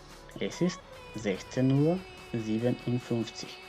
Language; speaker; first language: German; non-native, fluent; Macedonian